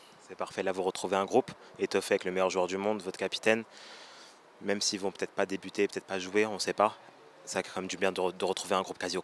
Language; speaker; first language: French; native; French